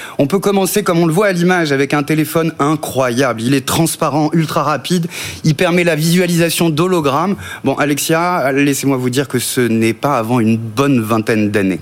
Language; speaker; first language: French; native; French